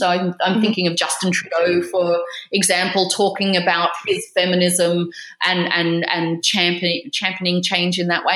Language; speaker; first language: English; native; English